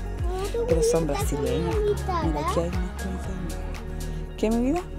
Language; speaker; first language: Spanish; native; Spanish